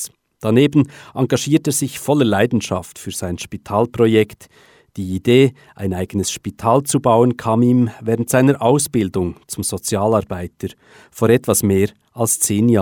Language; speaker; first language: German; native; German